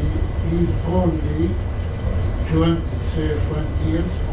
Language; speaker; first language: English; non-native, learner; Arabic